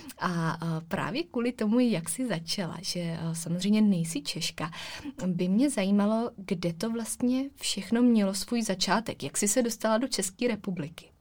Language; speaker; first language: Czech; native; Czech